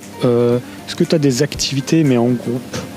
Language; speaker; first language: French; native; French